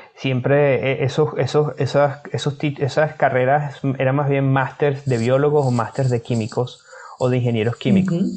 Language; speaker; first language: Spanish; native; Spanish